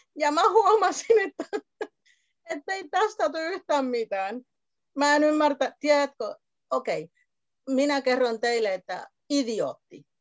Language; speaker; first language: Finnish; non-native, fluent; Spanish